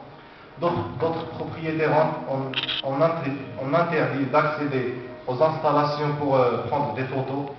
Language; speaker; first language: French; non-native, local second language; Arabic